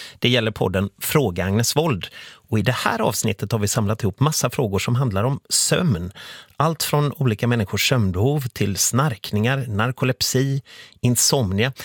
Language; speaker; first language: Swedish; native; Swedish